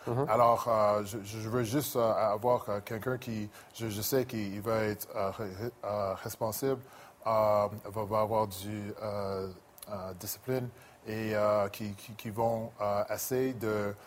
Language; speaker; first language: French; non-native, local second language; English